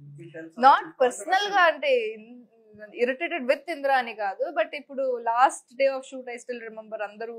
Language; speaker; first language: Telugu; non-native, local second language; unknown